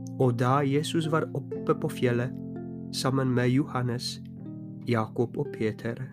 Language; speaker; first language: Norwegian; non-native, fluent; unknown